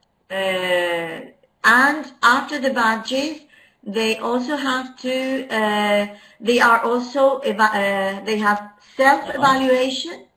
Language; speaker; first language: English; non-native, fluent; Spanish